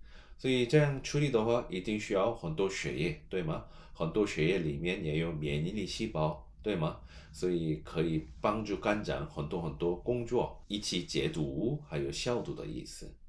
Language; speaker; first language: Chinese; non-native, learner; Korean